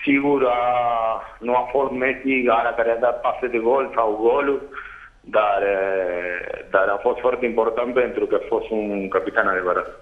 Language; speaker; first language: Romanian; non-native, fluent; Spanish